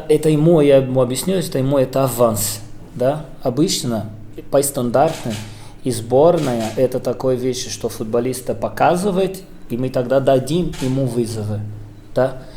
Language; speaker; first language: Russian; non-native, fluent; Portuguese